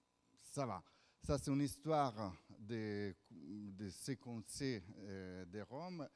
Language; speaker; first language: French; non-native, fluent; Italian